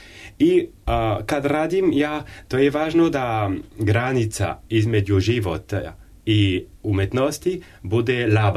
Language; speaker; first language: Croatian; non-native, learner; French